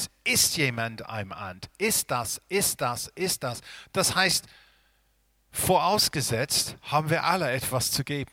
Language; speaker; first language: German; non-native, fluent; English